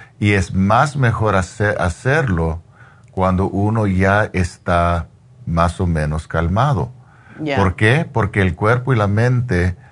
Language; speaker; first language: Spanish; non-native, learner; English